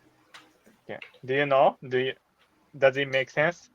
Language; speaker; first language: English; non-native, learner; Japanese